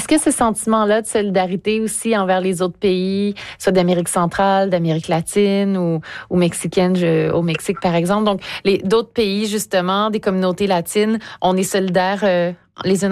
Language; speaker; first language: French; native; French